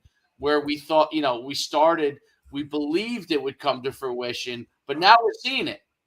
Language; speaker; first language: English; native; English